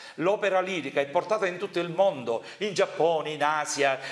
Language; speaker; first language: Italian; native; Italian